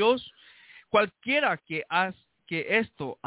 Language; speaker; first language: Spanish; early bilingual, heritage; Spanish